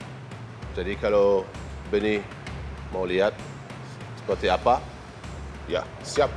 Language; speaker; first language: Indonesian; non-native, fluent; French